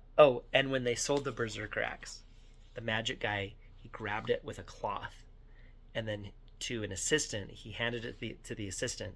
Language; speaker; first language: English; native; English